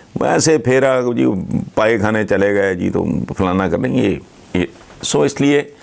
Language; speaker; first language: Urdu; non-native, local second language; Punjabi